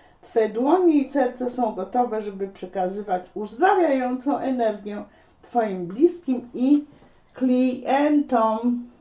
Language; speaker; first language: Polish; native; Polish